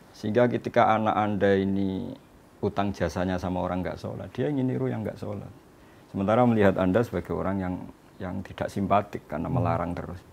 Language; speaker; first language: Indonesian; non-native, local second language; Javanese